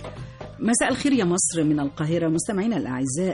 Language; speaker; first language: Arabic; native; Arabic